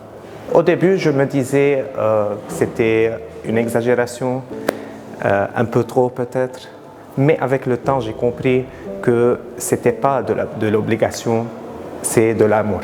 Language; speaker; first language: French; non-native, local second language; Arabic